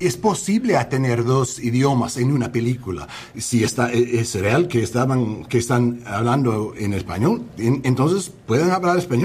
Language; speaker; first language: Spanish; non-native, learner; English